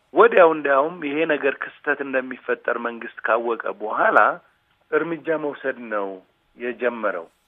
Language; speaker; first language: Amharic; non-native, local second language; Tigrinya